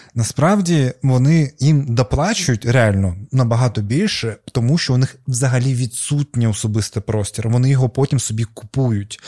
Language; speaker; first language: Ukrainian; non-native, local second language; Russian